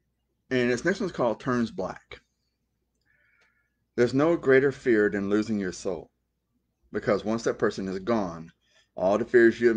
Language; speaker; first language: English; native; English